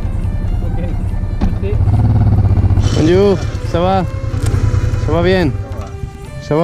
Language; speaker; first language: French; non-native, learner; Spanish